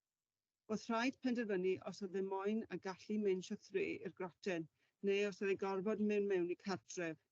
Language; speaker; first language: Welsh; native; Welsh